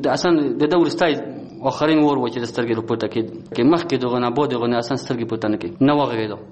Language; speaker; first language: Pashto; native; Pashto